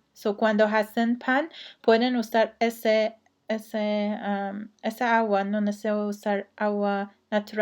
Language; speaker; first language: Spanish; non-native, learner; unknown